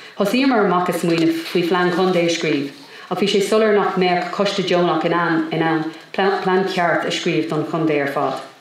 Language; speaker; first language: Irish; non-native, local second language; English